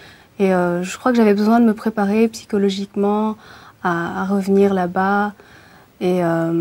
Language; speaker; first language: French; early bilingual, other home language; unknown